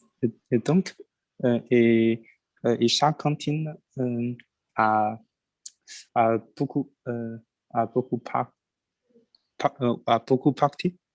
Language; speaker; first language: French; non-native, learner; Chinese